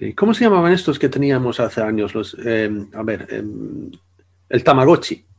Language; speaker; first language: Spanish; non-native, fluent; Swedish